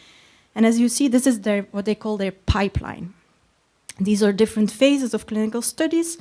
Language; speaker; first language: English; non-native, fluent; Dutch